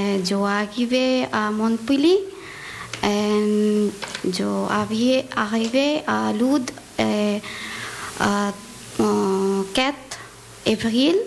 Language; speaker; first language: English; non-native, local second language; Bangla